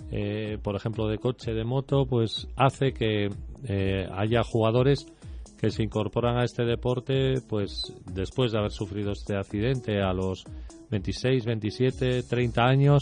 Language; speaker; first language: Spanish; native; Spanish